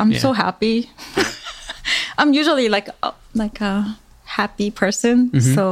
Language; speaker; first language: English; non-native, fluent; Korean